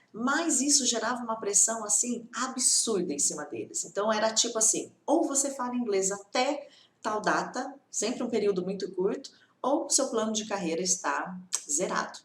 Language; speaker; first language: Portuguese; native; Portuguese